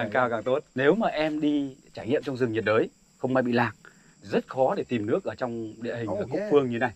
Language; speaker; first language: Vietnamese; native; Vietnamese